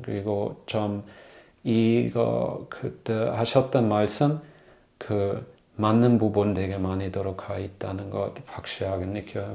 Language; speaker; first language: Korean; non-native, fluent; German